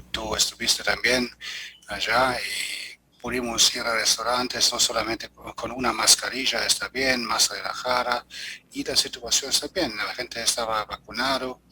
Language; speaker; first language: Spanish; non-native, fluent; German